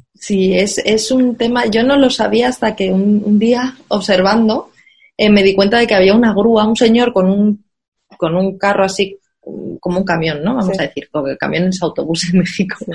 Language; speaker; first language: Spanish; native; Spanish